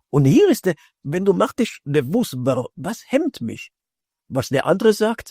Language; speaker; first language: German; non-native, fluent; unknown